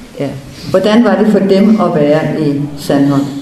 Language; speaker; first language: Danish; native; Danish